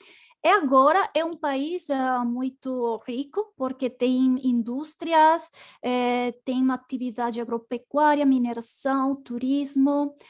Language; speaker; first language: Portuguese; non-native, learner; Spanish